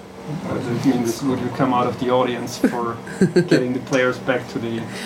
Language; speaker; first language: English; non-native, fluent; German